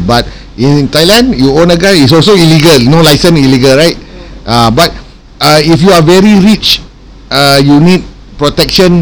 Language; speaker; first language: English; non-native, local second language; Malay